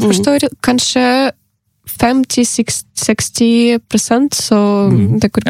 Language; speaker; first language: Norwegian; non-native, learner; Ukrainian